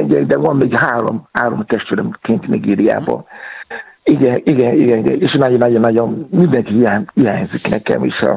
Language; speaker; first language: Hungarian; non-native, learner; Yoruba